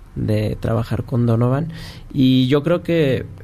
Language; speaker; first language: Spanish; native; Spanish